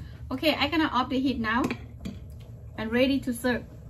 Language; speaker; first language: English; non-native, learner; Lao